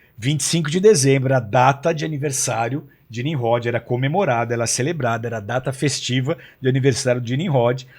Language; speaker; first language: Portuguese; native; Portuguese